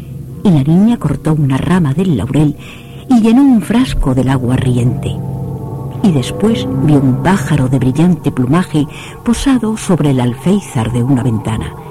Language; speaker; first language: Spanish; native; Spanish